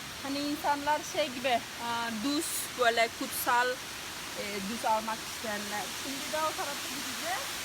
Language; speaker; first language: Turkish; non-native, learner; Indonesian